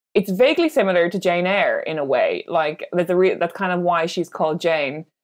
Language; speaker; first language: English; native; English